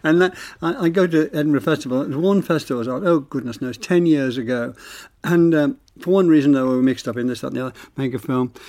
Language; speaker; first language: English; native; English